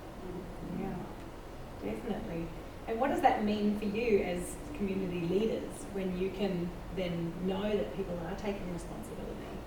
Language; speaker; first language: English; native; English